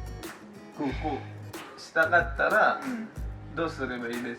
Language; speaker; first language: Japanese; non-native, fluent; Indonesian